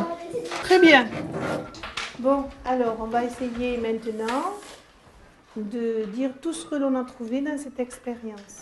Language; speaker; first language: French; native; French